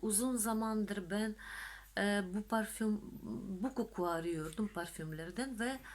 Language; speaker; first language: Turkish; non-native, fluent; Russian